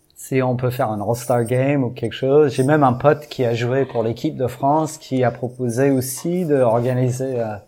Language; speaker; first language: French; non-native, fluent; English